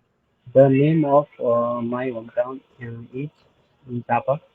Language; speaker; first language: English; non-native, learner; Nepali